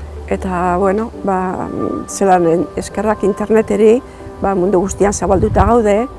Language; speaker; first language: Basque; native; Basque